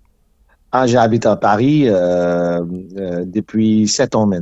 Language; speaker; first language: French; non-native, learner; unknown